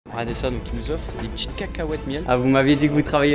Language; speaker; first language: French; native; French